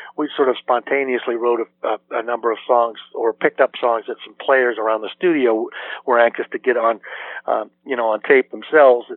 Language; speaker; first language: English; native; English